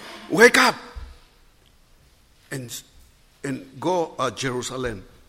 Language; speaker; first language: English; non-native, learner; Spanish